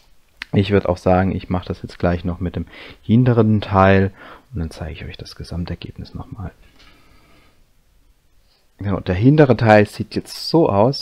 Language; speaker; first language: German; native; German